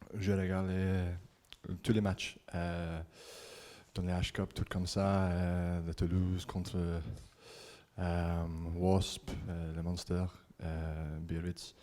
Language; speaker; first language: French; non-native, learner; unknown